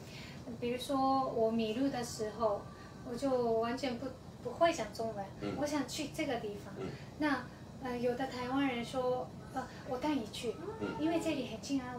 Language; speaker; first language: Chinese; non-native, fluent; Japanese